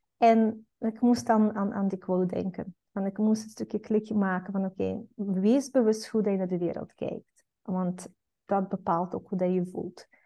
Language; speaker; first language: Dutch; non-native, fluent; Russian